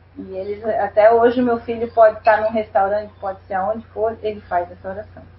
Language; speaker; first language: Portuguese; non-native, fluent; Spanish